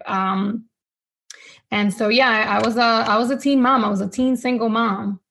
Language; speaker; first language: English; non-native, fluent; Spanish